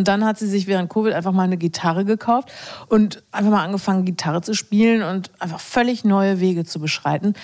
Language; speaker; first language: German; native; German